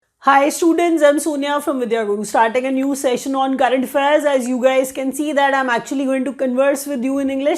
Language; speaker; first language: English; non-native, local second language; Hindi